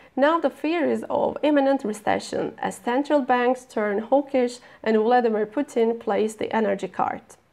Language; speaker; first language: English; non-native, fluent; Turkish